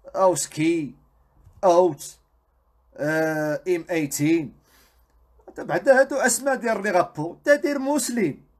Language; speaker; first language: Arabic; non-native, local second language; Riffian